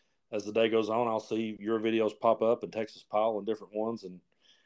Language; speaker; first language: English; native; English